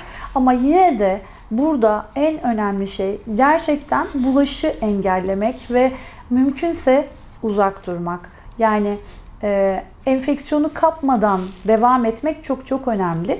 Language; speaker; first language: Turkish; native; Turkish